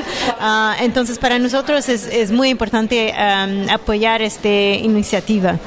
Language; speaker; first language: Spanish; non-native, fluent; French